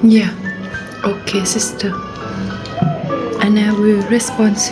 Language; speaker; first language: English; non-native, learner; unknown